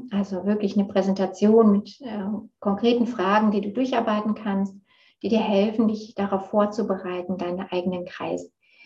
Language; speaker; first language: German; native; German